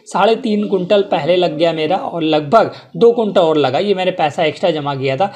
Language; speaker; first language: Hindi; native; Hindi